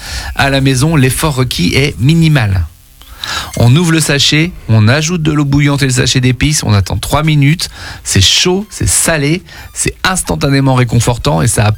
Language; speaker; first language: French; native; French